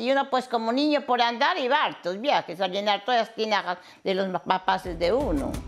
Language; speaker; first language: Spanish; native; Spanish